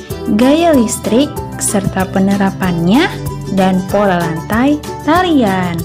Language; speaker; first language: Indonesian; native; Indonesian